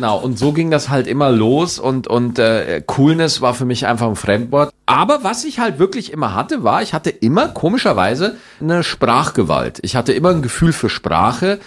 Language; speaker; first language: German; native; German